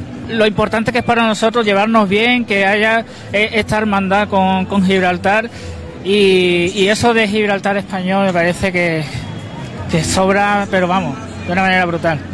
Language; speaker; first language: Spanish; native; Spanish